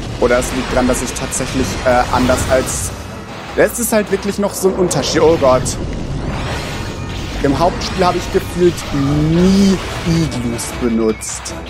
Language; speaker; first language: German; native; German